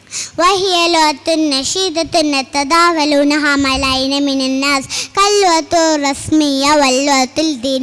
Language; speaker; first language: Arabic; non-native, learner; Malayalam